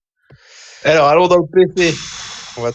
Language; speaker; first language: French; native; French